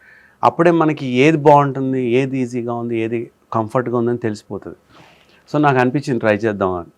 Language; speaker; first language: Telugu; native; Telugu